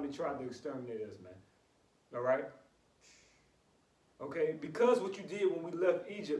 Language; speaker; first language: English; native; English